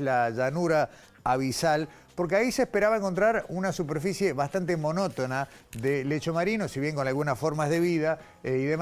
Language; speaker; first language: Spanish; native; Spanish